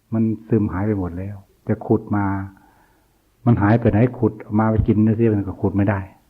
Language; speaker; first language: Thai; non-native, local second language; Northeastern Thai